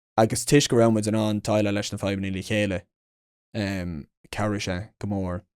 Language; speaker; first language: Irish; non-native, local second language; English